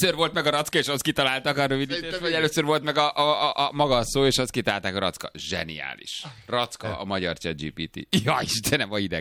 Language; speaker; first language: Hungarian; native; Hungarian